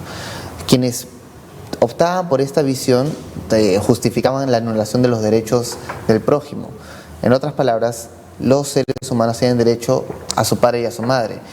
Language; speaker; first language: Spanish; native; Spanish